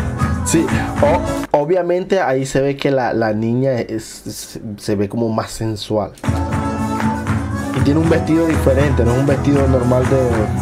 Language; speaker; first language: Spanish; native; Spanish